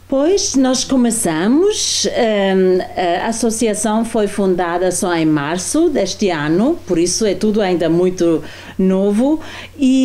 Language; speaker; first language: Portuguese; non-native, fluent; German